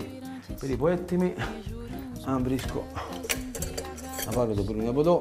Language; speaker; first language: Greek; non-native, learner; Italian